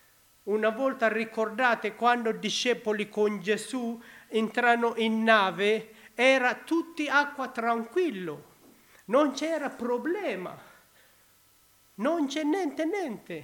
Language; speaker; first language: Italian; non-native, learner; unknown